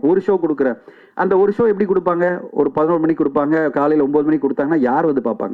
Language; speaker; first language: Tamil; native; Tamil